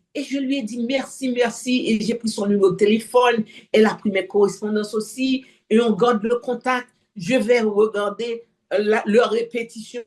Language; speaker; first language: French; non-native, local second language; Haitian Creole